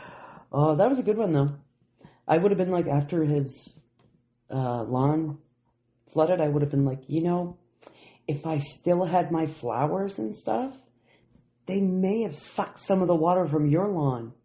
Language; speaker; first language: English; native; English